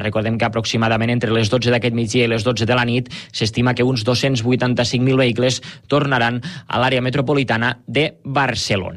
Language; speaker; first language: Catalan; native; Catalan